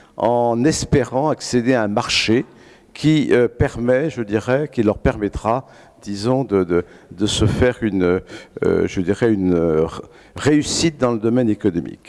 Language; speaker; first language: French; native; French